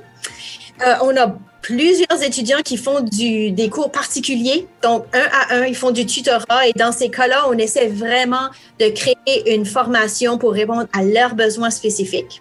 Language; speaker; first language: French; native; French